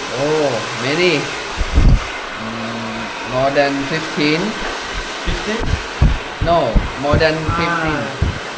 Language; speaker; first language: English; non-native, learner; Thai